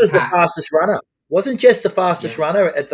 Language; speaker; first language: English; native; English